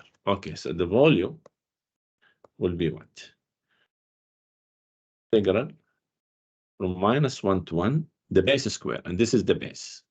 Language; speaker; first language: English; non-native, fluent; Arabic